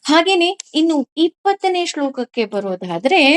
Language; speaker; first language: Kannada; native; Kannada